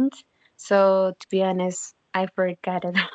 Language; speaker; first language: English; non-native, learner; Spanish